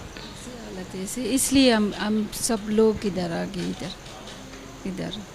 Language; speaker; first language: Hindi; non-native, learner; Persian